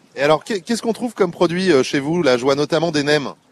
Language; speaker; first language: French; native; French